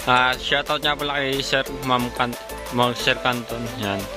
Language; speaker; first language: Filipino; native; Filipino